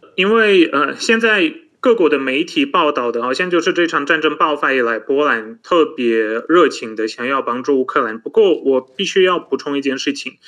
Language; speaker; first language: Chinese; non-native, fluent; Polish